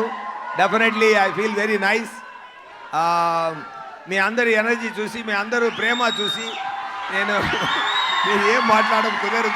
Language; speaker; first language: Telugu; non-native, learner; Tamil